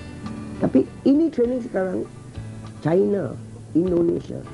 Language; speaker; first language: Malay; non-native, local second language; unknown